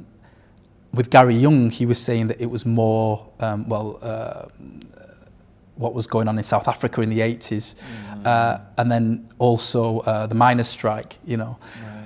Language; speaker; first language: English; native; English